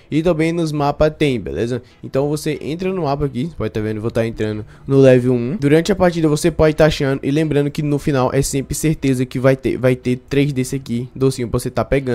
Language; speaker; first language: Portuguese; native; Portuguese